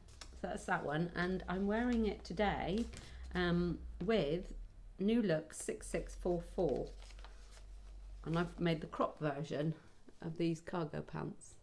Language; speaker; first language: English; native; English